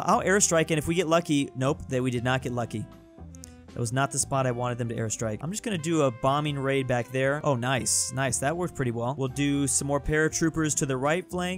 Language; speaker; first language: English; native; English